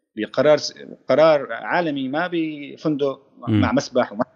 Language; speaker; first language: Arabic; native; Arabic